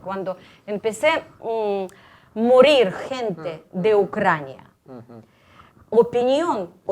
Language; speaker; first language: Spanish; non-native, fluent; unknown